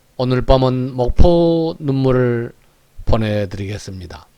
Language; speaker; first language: Korean; native; Korean